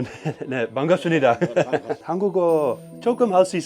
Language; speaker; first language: Korean; non-native, learner; Dutch